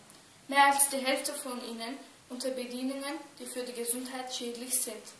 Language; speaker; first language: German; early bilingual, other home language; Turkish